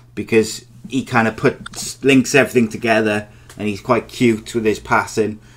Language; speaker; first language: English; native; English